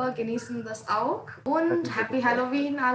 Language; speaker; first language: German; non-native, learner; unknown